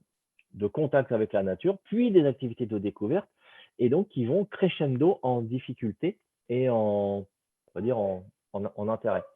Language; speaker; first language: French; native; French